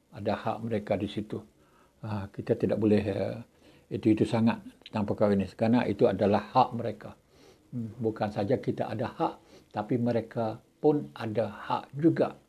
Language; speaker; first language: Malay; native; Malay